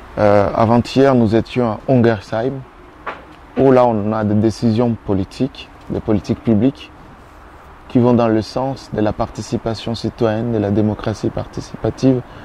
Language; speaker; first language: French; native; French